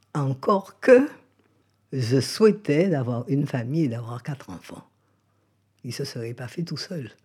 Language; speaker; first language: French; native; French